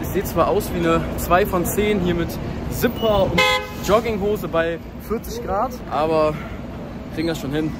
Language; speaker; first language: German; native; German